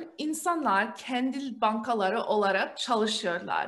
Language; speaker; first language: Turkish; early bilingual, heritage; Turkish